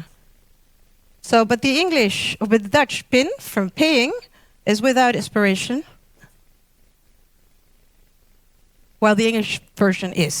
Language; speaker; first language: English; non-native, fluent; Dutch